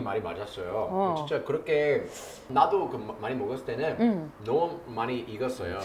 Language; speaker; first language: Korean; non-native, learner; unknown